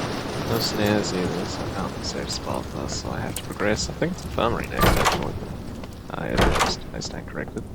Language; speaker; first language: English; native; English